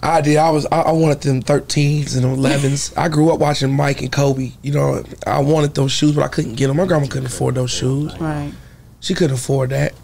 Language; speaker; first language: English; native; English